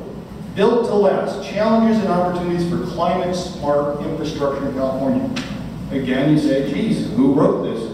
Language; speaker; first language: English; native; English